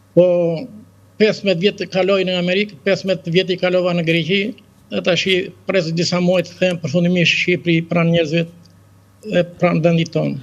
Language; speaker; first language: Albanian; native; Albanian